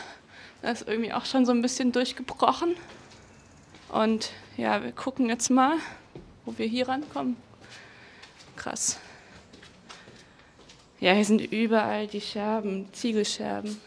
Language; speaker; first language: German; native; German